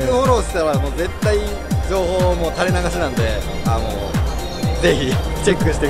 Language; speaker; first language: Japanese; native; Japanese